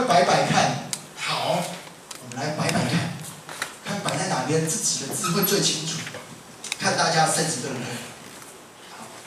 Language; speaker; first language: Chinese; native; Chinese